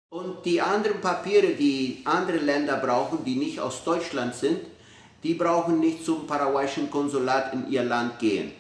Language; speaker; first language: German; early bilingual, heritage; Spanish